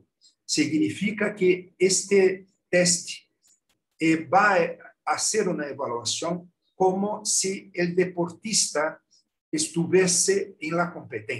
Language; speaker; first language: Spanish; non-native, learner; Portuguese